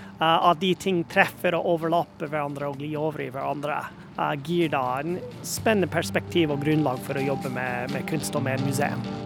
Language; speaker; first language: Norwegian; non-native, fluent; English